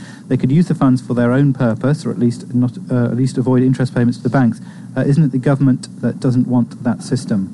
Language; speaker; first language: English; native; English